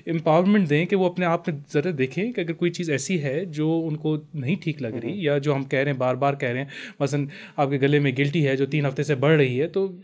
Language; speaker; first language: Urdu; native; Urdu